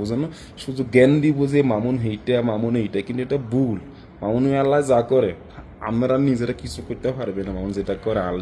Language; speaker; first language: Bangla; non-native, fluent; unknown